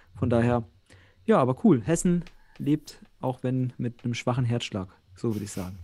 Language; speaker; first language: German; native; German